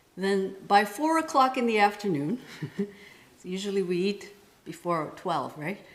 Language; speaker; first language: English; non-native, fluent; Korean